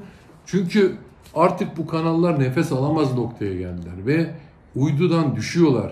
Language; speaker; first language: Turkish; native; Turkish